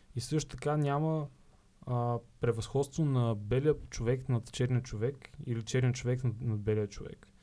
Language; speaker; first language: Bulgarian; native; Bulgarian